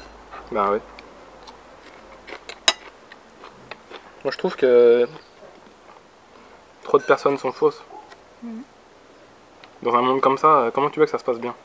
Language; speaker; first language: French; native; French